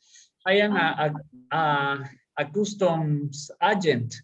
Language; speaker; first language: English; non-native, learner; Spanish